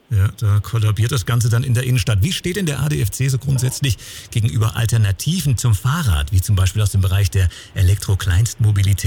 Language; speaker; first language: German; native; German